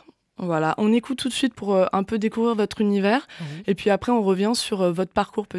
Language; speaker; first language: French; native; French